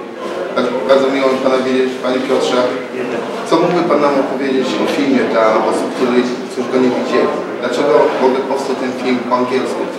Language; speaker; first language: Polish; native; Polish